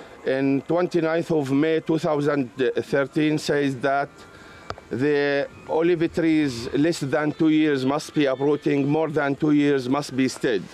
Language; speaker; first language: English; non-native, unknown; Arabic